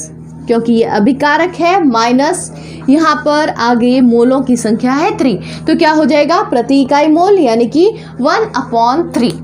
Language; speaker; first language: Hindi; native; Hindi